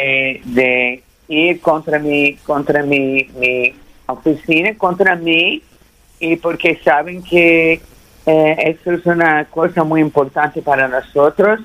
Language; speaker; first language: Spanish; early bilingual, heritage; Spanish